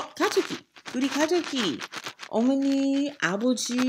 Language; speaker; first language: Korean; non-native, learner; English